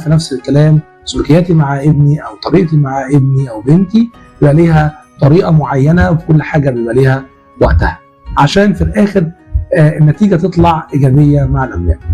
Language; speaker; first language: Arabic; native; Arabic